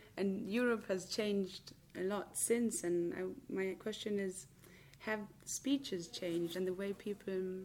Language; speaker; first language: English; non-native, fluent; Spanish